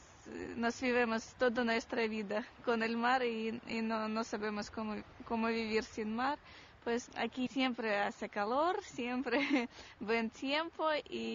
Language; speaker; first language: Spanish; non-native, learner; Russian